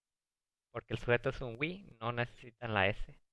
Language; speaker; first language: Spanish; early bilingual, other home language; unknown